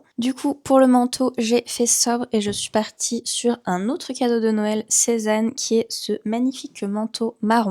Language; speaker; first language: French; native; French